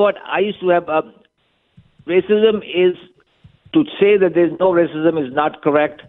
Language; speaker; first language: English; non-native, local second language; Urdu